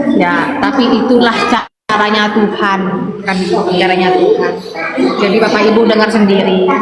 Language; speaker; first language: Indonesian; non-native, local second language; Madurese